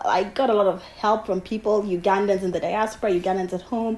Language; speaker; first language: English; non-native, local second language; Ganda